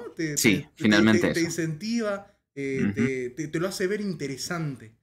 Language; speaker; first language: Spanish; native; Spanish